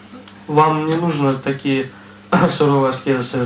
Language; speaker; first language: Russian; native; Russian